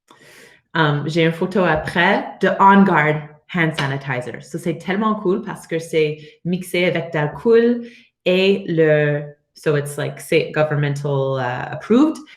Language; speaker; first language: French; non-native, learner; English